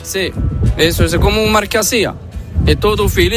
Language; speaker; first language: Spanish; non-native, learner; Arabic